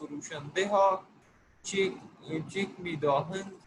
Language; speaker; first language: Persian; non-native, learner; Urdu